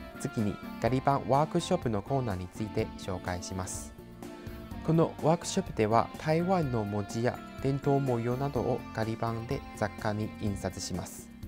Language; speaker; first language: Japanese; non-native, fluent; Chinese